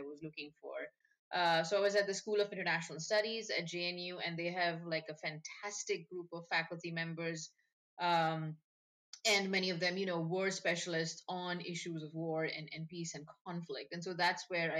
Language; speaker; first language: English; non-native, local second language; Bangla